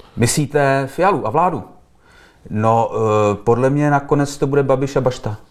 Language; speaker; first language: Czech; native; Czech